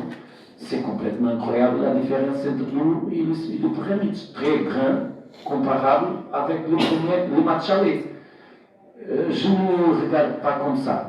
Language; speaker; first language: French; non-native, fluent; Portuguese